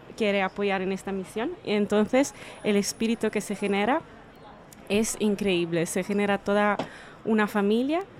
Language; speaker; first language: Spanish; non-native, fluent; Italian